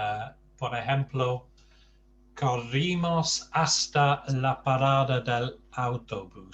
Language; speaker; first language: Spanish; non-native, fluent; English